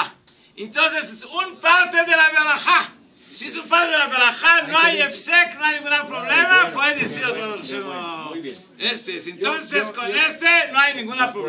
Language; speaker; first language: Spanish; non-native, learner; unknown